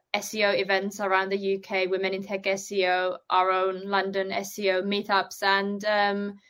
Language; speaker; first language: English; non-native, fluent; Finnish